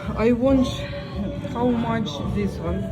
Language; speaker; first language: English; non-native, learner; Ukrainian